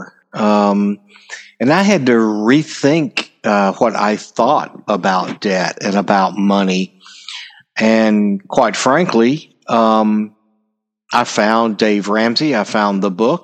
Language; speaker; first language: English; native; English